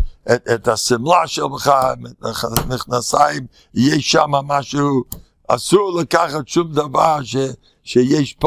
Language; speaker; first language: Hebrew; non-native, fluent; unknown